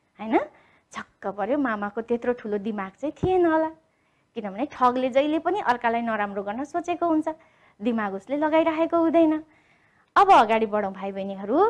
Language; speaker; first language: Nepali; native; Nepali